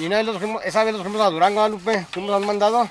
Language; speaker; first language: Spanish; native; Spanish